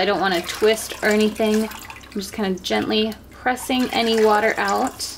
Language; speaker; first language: English; native; English